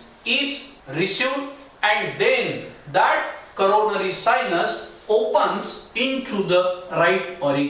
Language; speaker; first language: English; non-native, local second language; Marathi